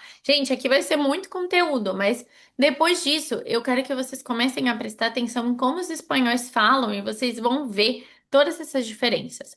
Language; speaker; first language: Portuguese; non-native, fluent; Spanish